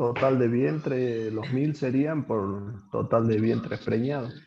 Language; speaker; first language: Spanish; native; Spanish